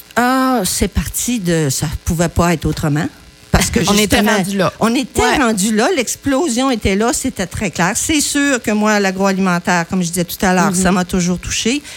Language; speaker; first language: French; native; French